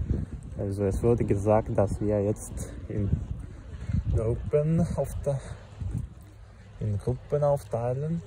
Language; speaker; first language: German; non-native, fluent; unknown